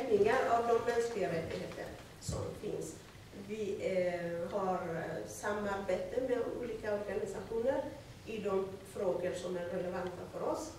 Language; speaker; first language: Swedish; non-native, fluent; Persian